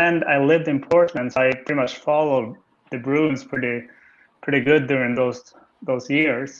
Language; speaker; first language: English; non-native, fluent; Swedish